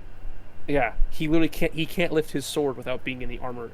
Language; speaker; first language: English; native; English